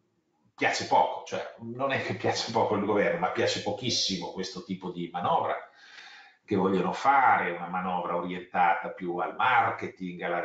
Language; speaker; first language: Italian; native; Italian